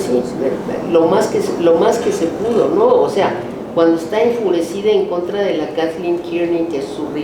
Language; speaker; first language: Spanish; native; Spanish